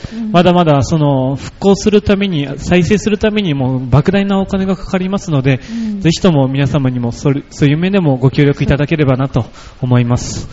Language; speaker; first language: Japanese; early bilingual, other home language; Portuguese